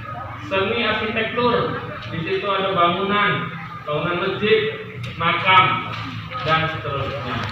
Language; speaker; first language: Indonesian; native; Indonesian